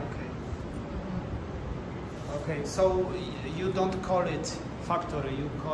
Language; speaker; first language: English; non-native, learner; Polish